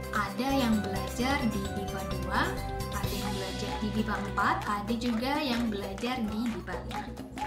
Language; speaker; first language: Indonesian; native; Indonesian